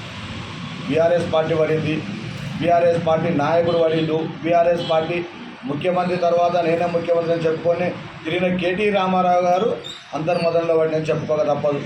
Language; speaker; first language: Telugu; native; Telugu